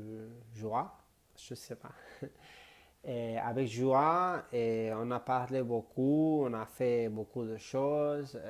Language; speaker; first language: French; non-native, learner; Spanish